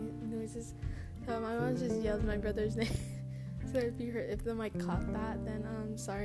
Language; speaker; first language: English; early bilingual, other home language; Spanish